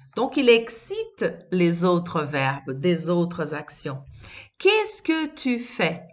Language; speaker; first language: French; non-native, fluent; Portuguese